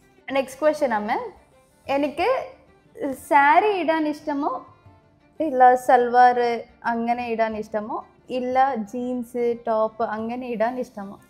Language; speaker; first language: Malayalam; non-native, learner; Kannada